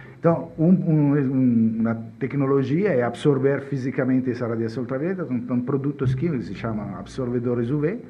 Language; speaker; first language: Portuguese; non-native, fluent; Italian